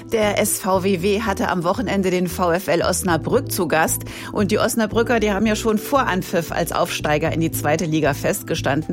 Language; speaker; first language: German; native; German